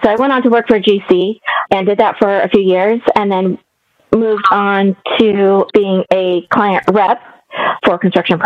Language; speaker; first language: English; native; English